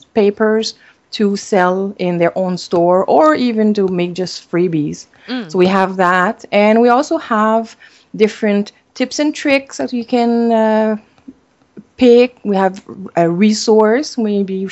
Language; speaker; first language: English; non-native, fluent; French